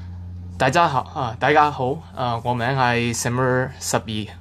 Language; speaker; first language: Cantonese; non-native, learner; English